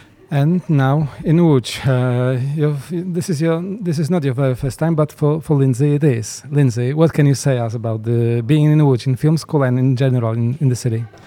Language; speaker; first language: English; non-native, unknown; Polish